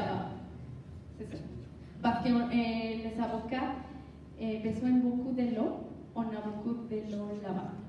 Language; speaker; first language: French; non-native, learner; Spanish